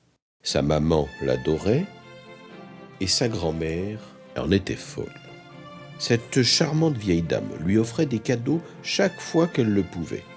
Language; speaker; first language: French; native; French